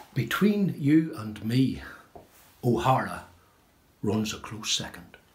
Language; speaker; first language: English; native; English